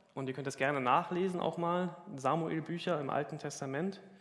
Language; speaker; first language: German; native; German